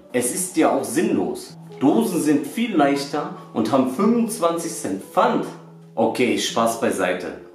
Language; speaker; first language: German; early bilingual, other home language; Albanian